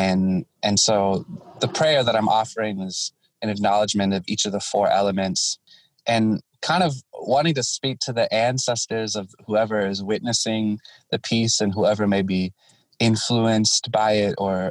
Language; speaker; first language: English; native; English